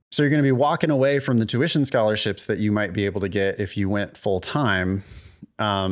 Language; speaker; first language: English; native; English